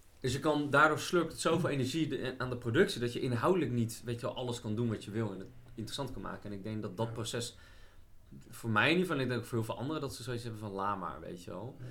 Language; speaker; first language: Dutch; native; Dutch